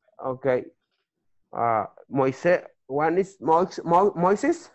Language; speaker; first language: English; non-native, learner; Spanish